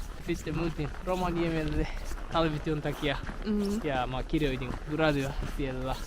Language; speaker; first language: Finnish; non-native, learner; Japanese